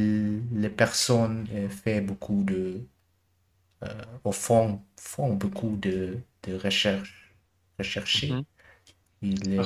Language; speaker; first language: French; non-native, learner; German